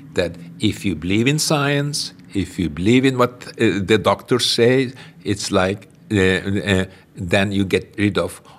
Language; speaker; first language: English; non-native, fluent; Turkish